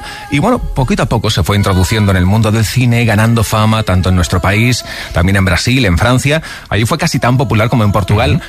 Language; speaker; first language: Spanish; native; Spanish